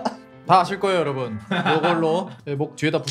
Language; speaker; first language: Korean; native; Korean